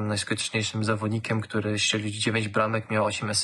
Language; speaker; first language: Polish; early bilingual, heritage; German